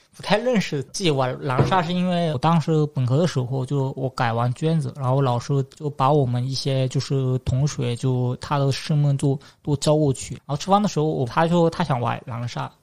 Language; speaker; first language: Chinese; non-native, fluent; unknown